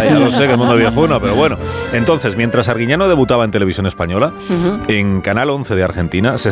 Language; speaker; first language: Spanish; native; Spanish